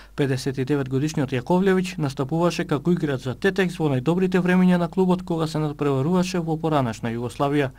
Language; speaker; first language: Macedonian; native; Macedonian